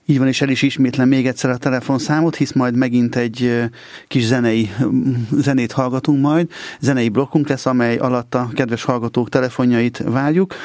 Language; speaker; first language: Hungarian; native; Hungarian